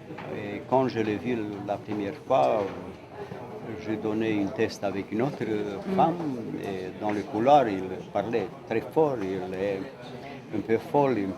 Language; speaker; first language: French; non-native, fluent; Romanian